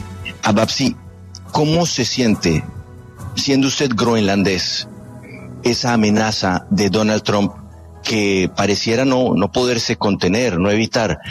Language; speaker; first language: Spanish; native; Spanish